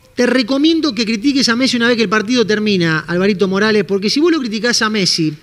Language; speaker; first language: Spanish; native; Spanish